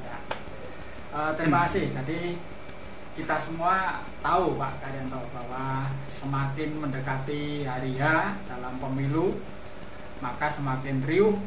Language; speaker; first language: Indonesian; native; Indonesian